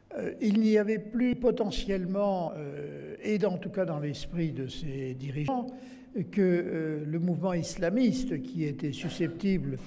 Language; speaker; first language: French; native; French